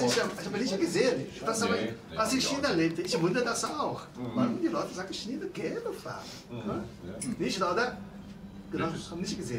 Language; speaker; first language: German; non-native, fluent; Chinese